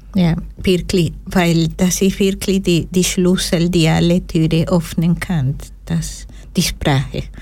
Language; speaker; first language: German; non-native, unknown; Spanish